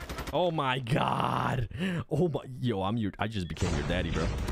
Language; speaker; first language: English; early bilingual, other home language; Spanish